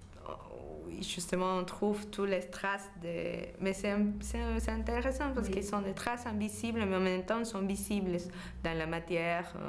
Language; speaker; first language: French; non-native, fluent; Spanish